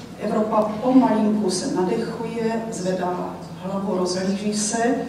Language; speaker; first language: Czech; native; Czech